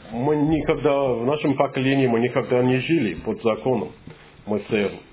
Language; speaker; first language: Russian; non-native, fluent; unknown